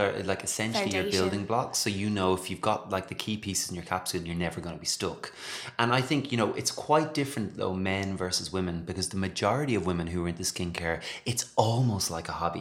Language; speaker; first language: English; native; English